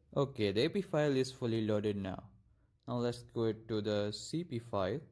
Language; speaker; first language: English; non-native, local second language; Urdu